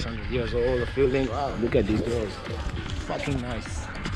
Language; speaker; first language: English; non-native, fluent; Persian